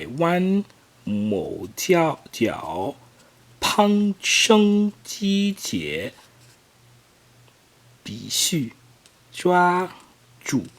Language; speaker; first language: Chinese; non-native, learner; English